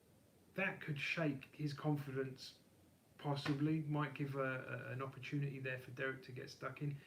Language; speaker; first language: English; native; English